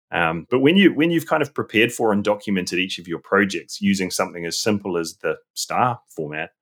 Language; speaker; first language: English; native; English